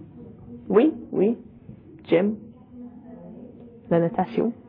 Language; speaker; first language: French; non-native, learner; English